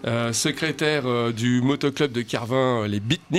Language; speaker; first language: French; native; French